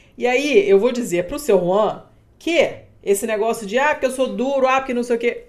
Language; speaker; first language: Portuguese; native; Portuguese